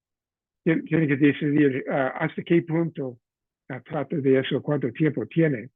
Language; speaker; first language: Spanish; non-native, fluent; English